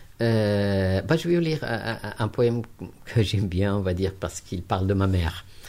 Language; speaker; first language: French; non-native, local second language; Arabic